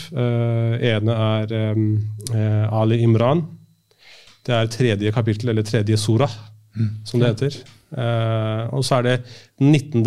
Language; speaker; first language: Norwegian; early bilingual, other home language; Urdu